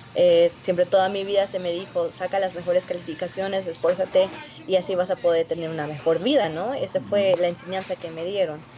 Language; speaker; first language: Spanish; early bilingual, heritage; Spanish